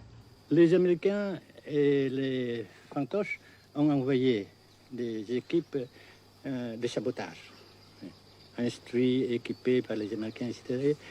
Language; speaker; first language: French; non-native, local second language; Vietnamese